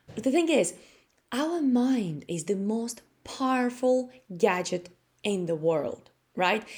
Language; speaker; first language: English; non-native, fluent; Latvian